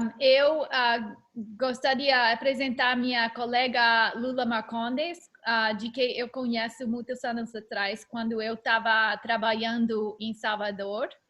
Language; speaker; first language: Portuguese; non-native, learner; English